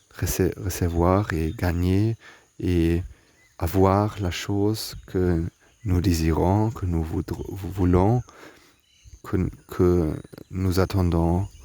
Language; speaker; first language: French; non-native, learner; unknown